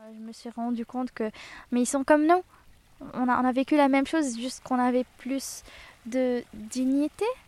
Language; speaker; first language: French; non-native, local second language; Arabic